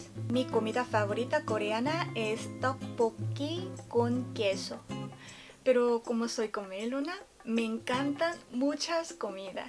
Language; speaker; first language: Spanish; non-native, fluent; Korean